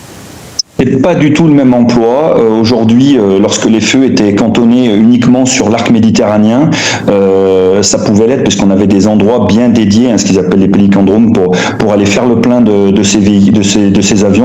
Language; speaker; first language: French; native; French